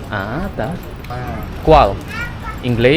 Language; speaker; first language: Portuguese; non-native, learner; Indonesian